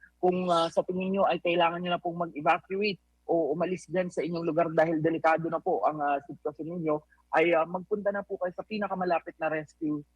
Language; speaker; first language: Filipino; non-native, local second language; Pangasinan